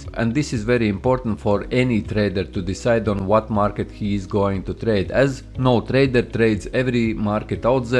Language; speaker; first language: English; non-native, fluent; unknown